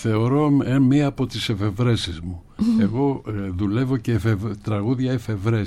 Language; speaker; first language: Greek; native; Greek